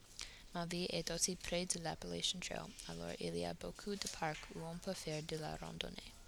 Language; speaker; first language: French; non-native, learner; English